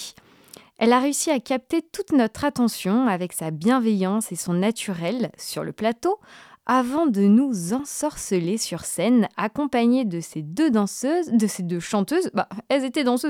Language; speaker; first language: French; native; French